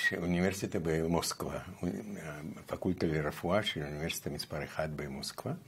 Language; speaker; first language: Hebrew; non-native, fluent; Russian